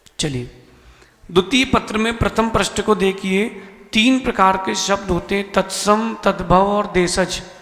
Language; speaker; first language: Hindi; native; Hindi